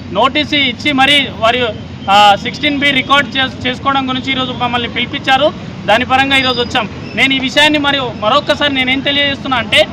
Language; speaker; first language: Telugu; non-native, local second language; Lambadi